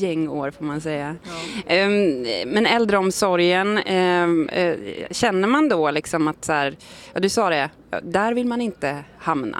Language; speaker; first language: Swedish; native; Swedish